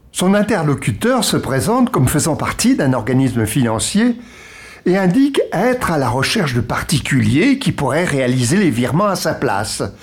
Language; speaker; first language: French; native; French